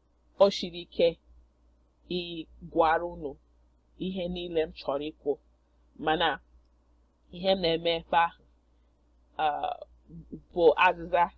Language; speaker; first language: Igbo; non-native, learner; English